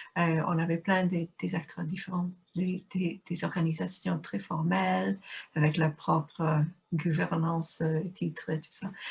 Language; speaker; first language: French; non-native, fluent; English